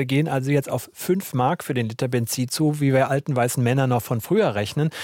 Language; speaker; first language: German; native; German